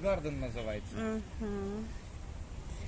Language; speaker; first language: Russian; non-native, learner; Turkish